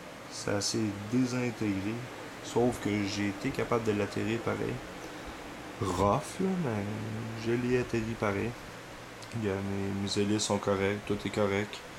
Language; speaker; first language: French; native; French